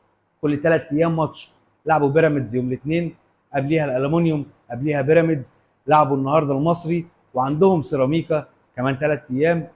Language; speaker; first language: Arabic; native; Arabic